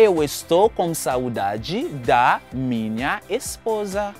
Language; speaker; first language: Portuguese; non-native, fluent; Haitian Creole